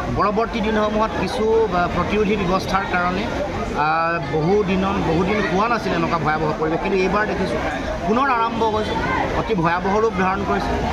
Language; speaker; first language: Assamese; native; Assamese